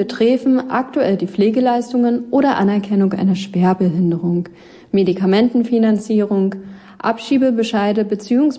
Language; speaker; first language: German; native; German